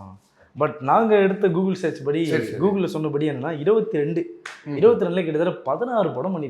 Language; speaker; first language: Tamil; native; Tamil